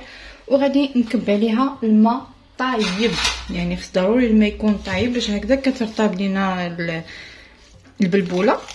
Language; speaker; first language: Arabic; native; Arabic